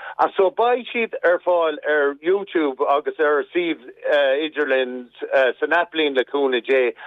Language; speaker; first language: Irish; non-native, local second language; English